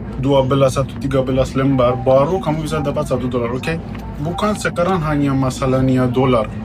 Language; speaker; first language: Indonesian; non-native, fluent; Persian